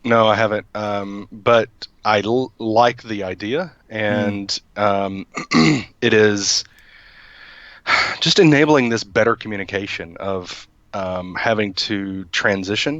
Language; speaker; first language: English; native; English